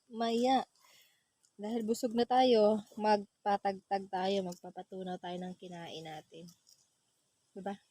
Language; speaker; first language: Filipino; native; Filipino